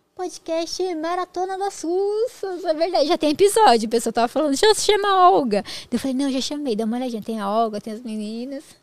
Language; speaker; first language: Portuguese; native; Portuguese